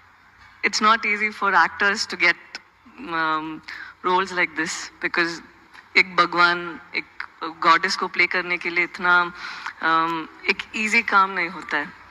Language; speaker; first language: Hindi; non-native, local second language; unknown